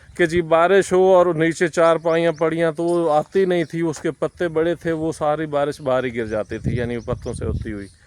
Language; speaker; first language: Urdu; non-native, local second language; Punjabi